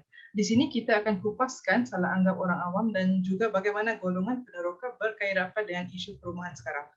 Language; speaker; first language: Malay; native; Malay